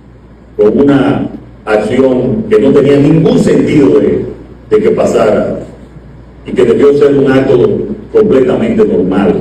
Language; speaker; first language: Spanish; native; Spanish